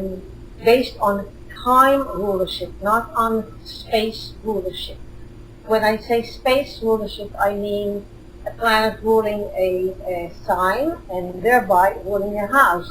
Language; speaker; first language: English; non-native, fluent; Hebrew